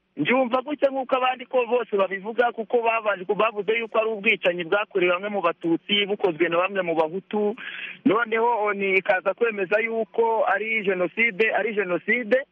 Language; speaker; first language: Kinyarwanda; early bilingual, heritage; Kinyarwanda